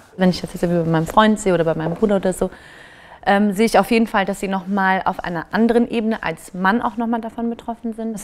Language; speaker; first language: German; early bilingual, other home language; Turkish